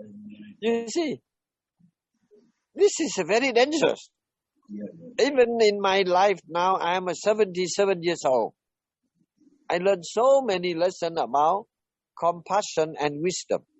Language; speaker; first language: English; non-native, learner; Vietnamese